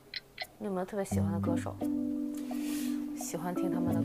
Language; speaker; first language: Chinese; native; Chinese